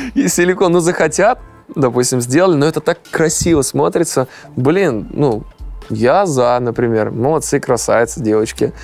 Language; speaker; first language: Russian; native; Russian